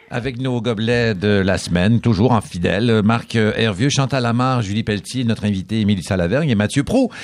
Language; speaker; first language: French; native; French